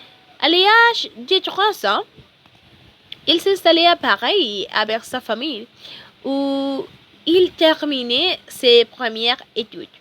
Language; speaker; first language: French; non-native, learner; Spanish